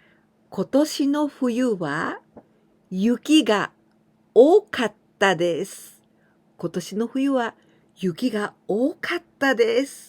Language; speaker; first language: Japanese; non-native, fluent; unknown